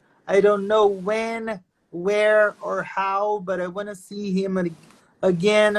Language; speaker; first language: English; non-native, fluent; Portuguese